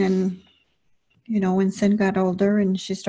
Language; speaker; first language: English; early bilingual, other home language; Spanish